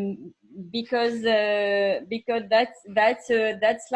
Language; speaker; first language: English; non-native, learner; French